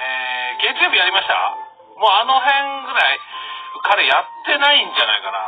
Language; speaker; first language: Japanese; native; Japanese